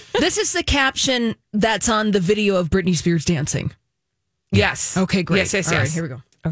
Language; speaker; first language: English; native; English